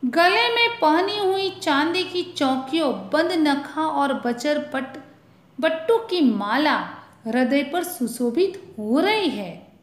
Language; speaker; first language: Hindi; non-native, local second language; Gujarati